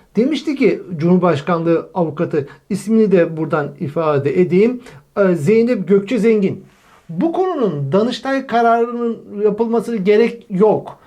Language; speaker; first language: Turkish; native; Turkish